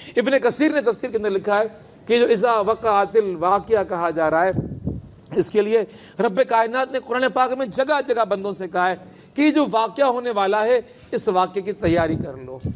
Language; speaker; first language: Urdu; non-native, local second language; Sindhi